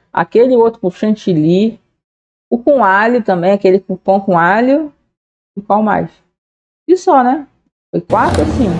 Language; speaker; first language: Portuguese; native; Portuguese